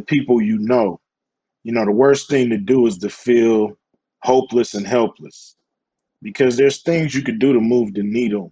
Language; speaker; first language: English; native; English